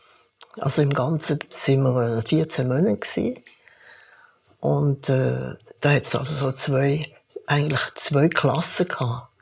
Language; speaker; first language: German; early bilingual, heritage; German